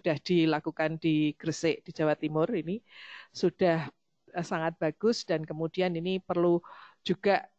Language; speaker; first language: Indonesian; native; Indonesian